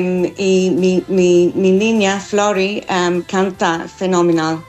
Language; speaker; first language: Spanish; non-native, learner; English